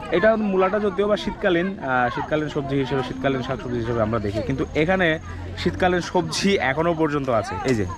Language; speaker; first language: Bangla; non-native, local second language; Chakma